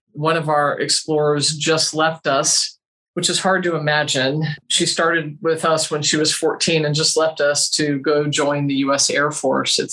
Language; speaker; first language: English; native; English